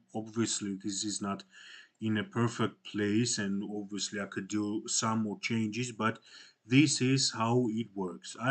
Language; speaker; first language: English; non-native, fluent; Georgian